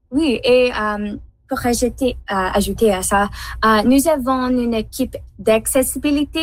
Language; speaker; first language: French; non-native, learner; English